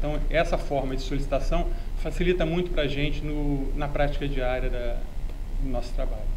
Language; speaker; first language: Portuguese; native; Portuguese